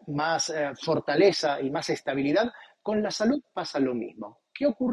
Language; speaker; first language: Spanish; native; Spanish